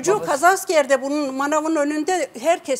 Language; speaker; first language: Turkish; native; Turkish